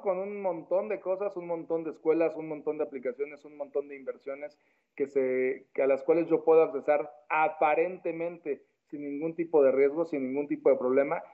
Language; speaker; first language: Spanish; native; Spanish